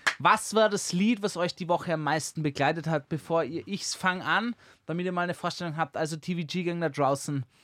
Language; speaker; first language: German; native; German